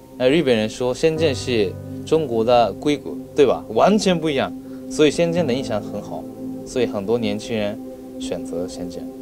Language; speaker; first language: Chinese; non-native, fluent; Japanese